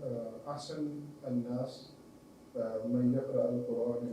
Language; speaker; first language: Arabic; non-native, learner; Urdu